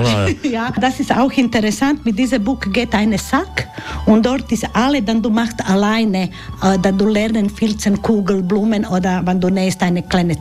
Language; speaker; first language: German; non-native, learner; Croatian